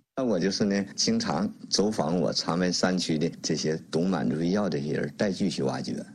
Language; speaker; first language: Chinese; native; Chinese